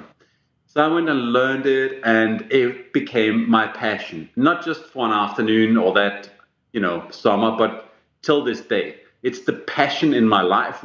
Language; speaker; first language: English; non-native, fluent; Danish